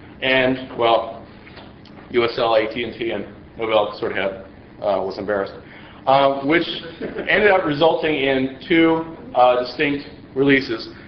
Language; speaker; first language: English; native; English